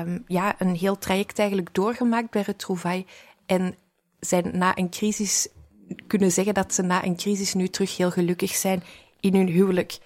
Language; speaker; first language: Dutch; native; Dutch